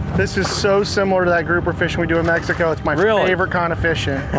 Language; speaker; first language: English; native; English